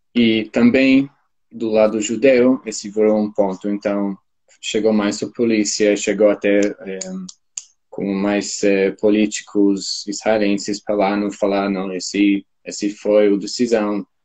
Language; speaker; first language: Portuguese; non-native, fluent; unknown